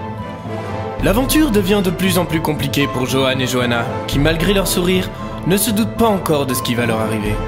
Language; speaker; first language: French; native; French